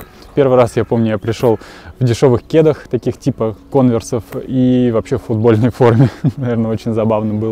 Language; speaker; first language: Russian; native; Russian